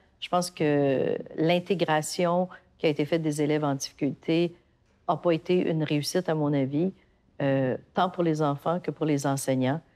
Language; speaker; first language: French; native; French